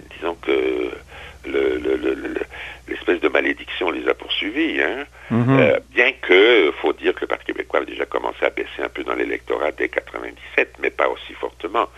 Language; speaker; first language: French; native; French